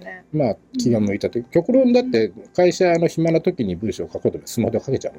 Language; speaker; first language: Japanese; native; Japanese